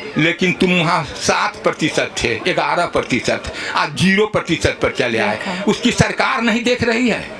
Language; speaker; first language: Hindi; native; Hindi